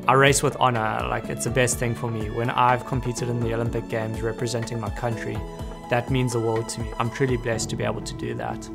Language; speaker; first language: English; native; English